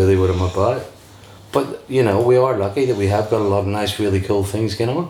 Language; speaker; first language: English; native; English